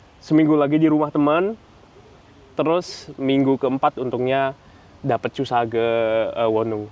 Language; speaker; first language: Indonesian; native; Indonesian